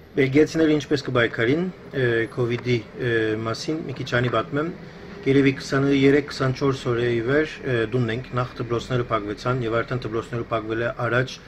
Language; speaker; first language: Armenian; early bilingual, heritage; Armenian